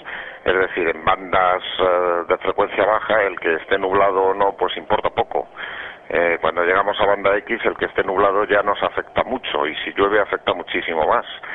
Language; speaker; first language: Spanish; native; Spanish